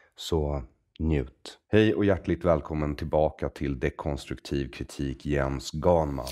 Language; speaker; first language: Swedish; native; Swedish